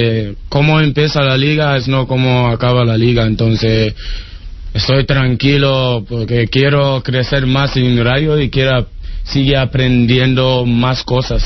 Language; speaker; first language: Spanish; non-native, learner; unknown